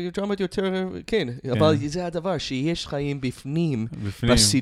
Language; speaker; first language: Hebrew; non-native, fluent; English